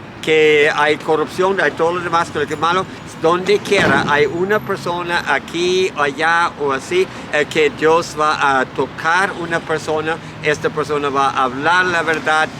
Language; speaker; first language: Spanish; non-native, fluent; English